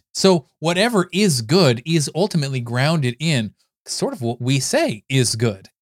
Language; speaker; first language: English; native; English